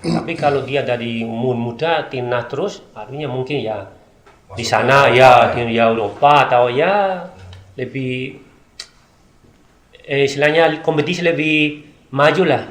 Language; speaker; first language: Indonesian; non-native, learner; Spanish